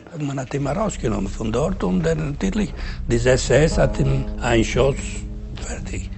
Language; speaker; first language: German; non-native, learner; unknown